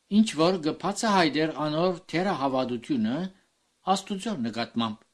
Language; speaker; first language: Armenian; native; Armenian